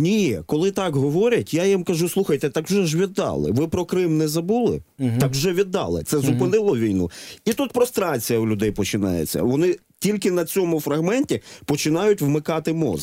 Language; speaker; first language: Ukrainian; native; Ukrainian